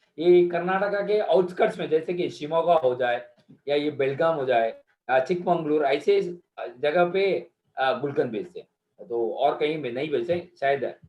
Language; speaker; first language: Hindi; non-native, local second language; Kannada